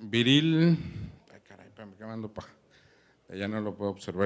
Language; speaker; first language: Spanish; native; Spanish